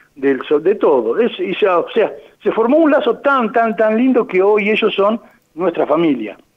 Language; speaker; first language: Spanish; native; Spanish